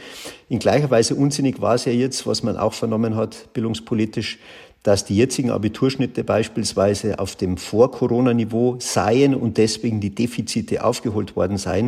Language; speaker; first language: German; native; German